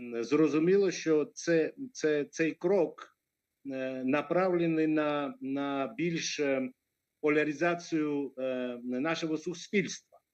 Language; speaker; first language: Ukrainian; non-native, fluent; Georgian